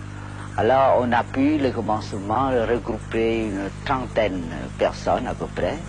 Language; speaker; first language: French; non-native, local second language; Khmer